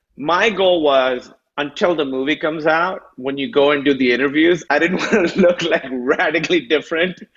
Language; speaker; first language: English; non-native, local second language; Urdu